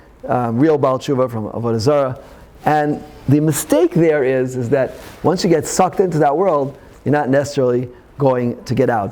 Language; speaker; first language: English; native; English